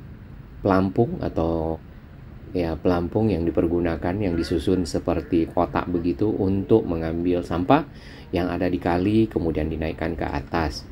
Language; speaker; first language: Indonesian; native; Indonesian